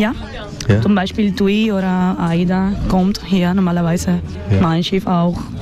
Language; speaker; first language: German; non-native, learner; Spanish